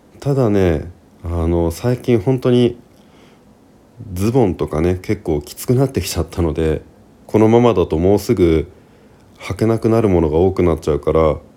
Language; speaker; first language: Japanese; native; Japanese